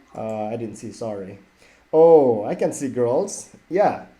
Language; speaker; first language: English; non-native, local second language; Nepali